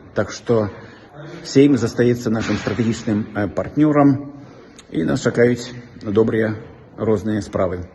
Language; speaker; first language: Belarusian; native; Belarusian